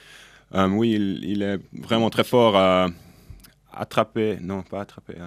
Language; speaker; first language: French; non-native, local second language; German